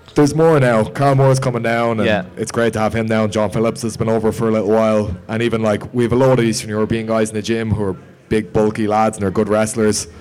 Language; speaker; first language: English; native; English